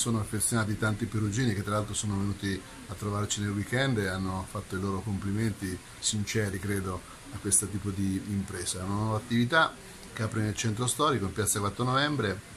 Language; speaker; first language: Italian; native; Italian